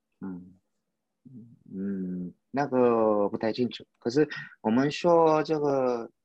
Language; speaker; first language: Chinese; non-native, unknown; Korean